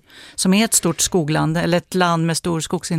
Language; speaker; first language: Swedish; native; Swedish